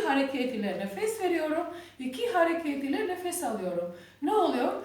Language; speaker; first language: Turkish; non-native, learner; Albanian